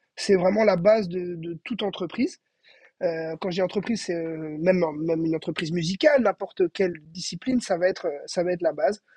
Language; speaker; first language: French; native; French